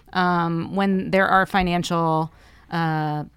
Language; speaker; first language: English; native; English